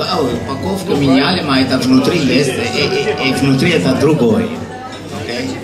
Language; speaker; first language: Russian; non-native, learner; Italian